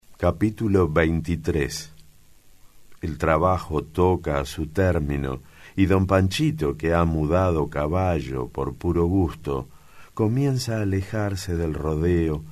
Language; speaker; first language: Spanish; native; Spanish